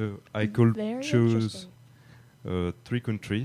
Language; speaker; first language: English; non-native, fluent; French